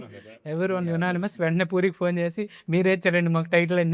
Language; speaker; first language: Telugu; native; Telugu